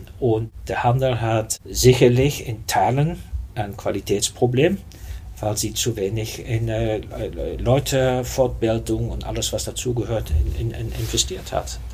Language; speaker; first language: German; non-native, fluent; Dutch